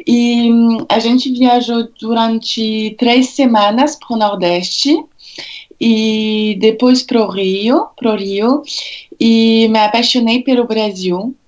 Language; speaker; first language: Portuguese; non-native, fluent; French